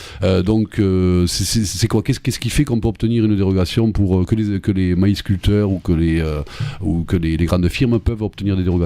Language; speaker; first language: French; native; French